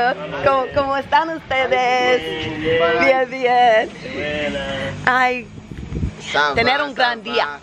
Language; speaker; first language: Spanish; non-native, learner; English